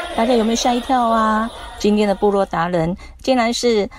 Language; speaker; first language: Chinese; native; Chinese